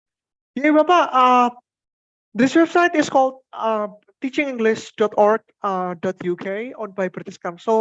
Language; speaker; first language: English; non-native, fluent; Indonesian